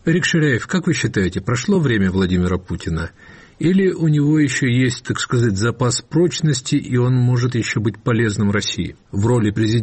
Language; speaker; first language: Russian; native; Russian